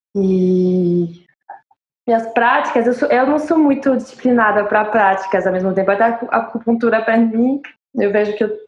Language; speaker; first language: Portuguese; non-native, fluent; French